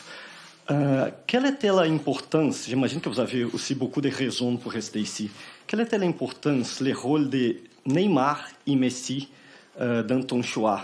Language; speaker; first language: French; non-native, fluent; Portuguese